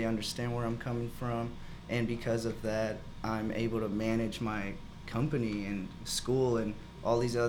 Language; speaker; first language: English; non-native, fluent; Spanish